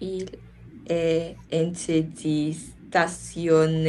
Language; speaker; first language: French; non-native, learner; English